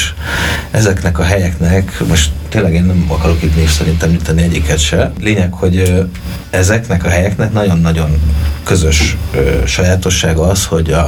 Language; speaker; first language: Hungarian; native; Hungarian